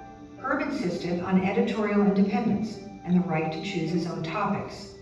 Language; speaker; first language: English; native; English